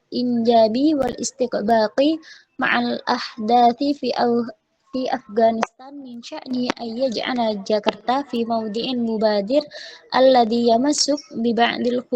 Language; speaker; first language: Arabic; non-native, learner; Indonesian